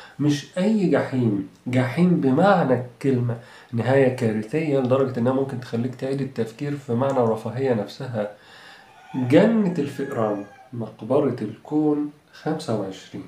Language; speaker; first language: Arabic; native; Arabic